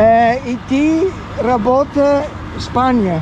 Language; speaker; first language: Russian; non-native, learner; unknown